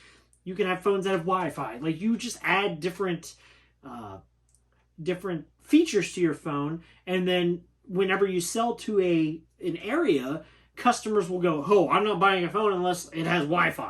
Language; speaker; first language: English; native; English